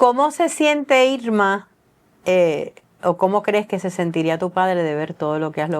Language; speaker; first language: Spanish; native; Spanish